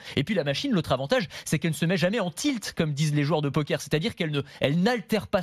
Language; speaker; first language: French; native; French